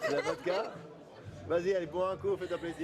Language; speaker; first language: French; native; French